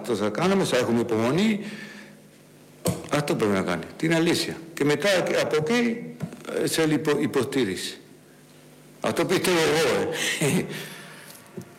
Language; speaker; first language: Greek; non-native, learner; Spanish